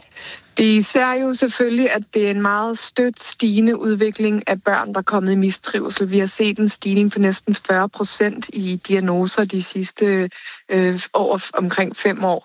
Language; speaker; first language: Danish; native; Danish